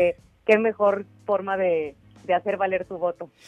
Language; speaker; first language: Spanish; native; Spanish